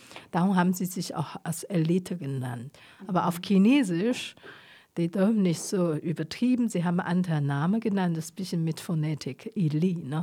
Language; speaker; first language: German; non-native, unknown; Chinese